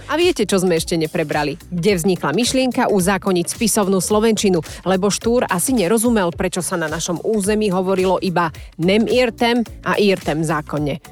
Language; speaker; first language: Slovak; native; Slovak